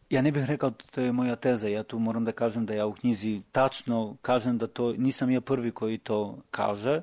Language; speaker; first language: Serbian; non-native, fluent; Albanian